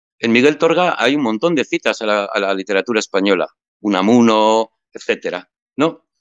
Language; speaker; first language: Spanish; native; Spanish